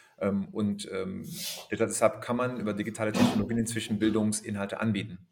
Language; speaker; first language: German; native; German